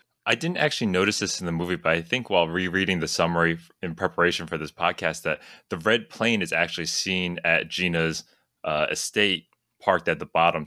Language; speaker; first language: English; native; English